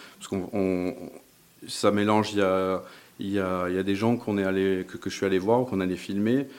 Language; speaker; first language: French; native; French